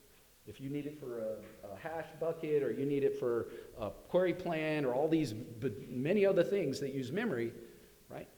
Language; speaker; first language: English; native; English